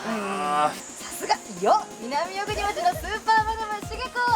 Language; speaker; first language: Japanese; native; Japanese